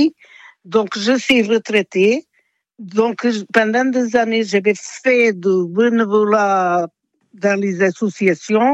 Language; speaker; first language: French; non-native, fluent; Portuguese